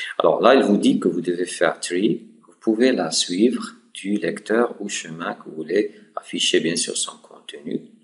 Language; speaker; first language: French; non-native, local second language; Arabic